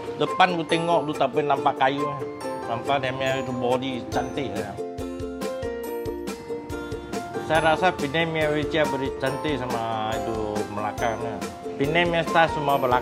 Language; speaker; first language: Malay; non-native, local second language; Min Nan Chinese